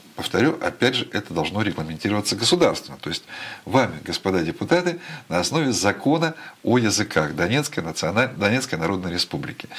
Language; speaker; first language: Russian; native; Russian